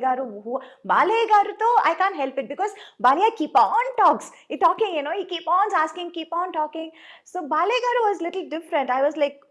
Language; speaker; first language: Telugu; non-native, fluent; Tamil